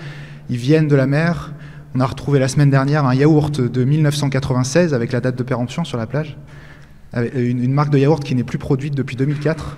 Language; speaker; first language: French; native; French